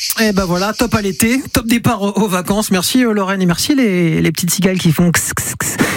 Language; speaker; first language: French; native; French